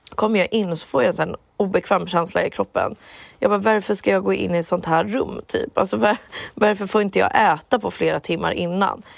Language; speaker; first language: Swedish; native; Swedish